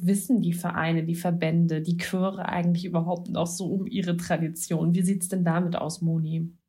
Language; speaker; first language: German; native; German